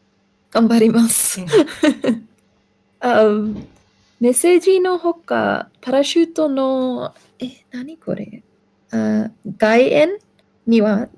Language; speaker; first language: Japanese; non-native, learner; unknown